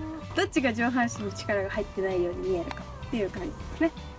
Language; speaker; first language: Japanese; native; Japanese